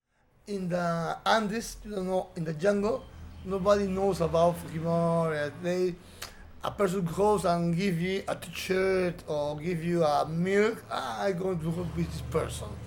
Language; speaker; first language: English; non-native, learner; Spanish